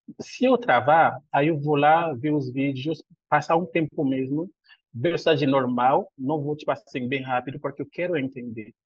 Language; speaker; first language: Portuguese; non-native, fluent; Haitian Creole